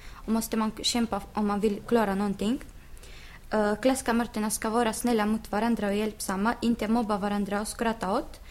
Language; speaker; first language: Swedish; non-native, learner; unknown